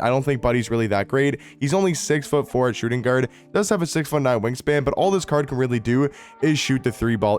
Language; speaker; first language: English; native; English